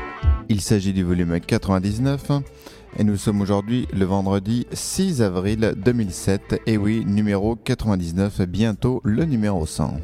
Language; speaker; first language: French; native; French